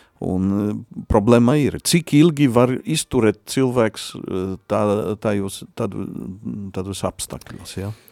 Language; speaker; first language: Latvian; non-native, fluent; Polish